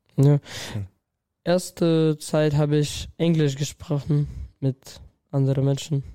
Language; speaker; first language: German; non-native, learner; Russian